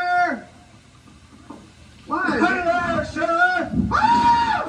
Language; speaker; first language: English; native; English